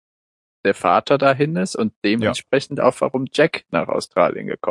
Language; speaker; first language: German; native; German